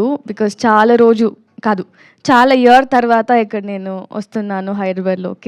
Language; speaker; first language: Telugu; non-native, learner; Tamil